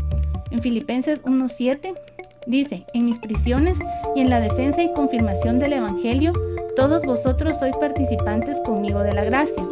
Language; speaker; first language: Spanish; native; Spanish